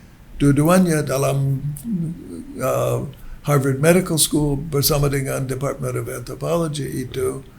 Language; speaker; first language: Indonesian; non-native, learner; English